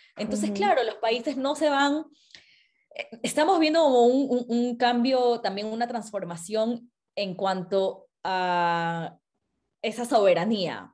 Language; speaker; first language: Spanish; native; Spanish